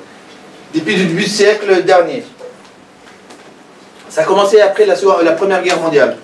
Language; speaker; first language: French; non-native, fluent; Persian